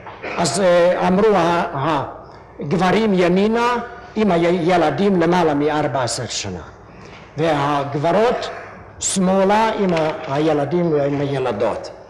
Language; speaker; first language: Hebrew; non-native, fluent; Hungarian